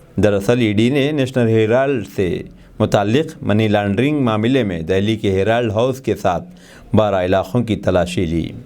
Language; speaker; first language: Urdu; native; Urdu